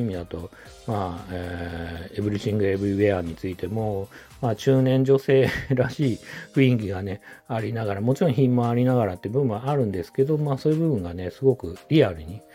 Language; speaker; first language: Japanese; native; Japanese